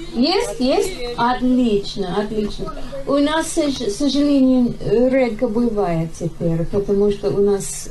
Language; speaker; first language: Russian; non-native, learner; English